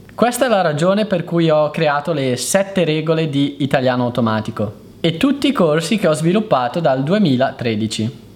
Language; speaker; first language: Italian; native; Italian